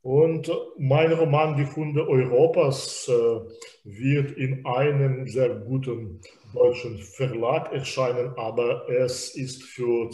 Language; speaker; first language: German; non-native, fluent; Belarusian